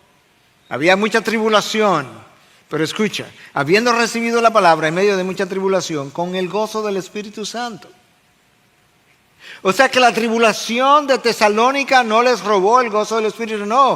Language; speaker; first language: Spanish; native; Spanish